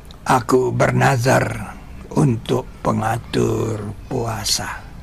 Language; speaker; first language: Indonesian; native; Indonesian